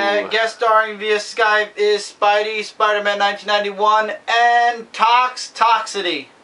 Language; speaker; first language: English; native; English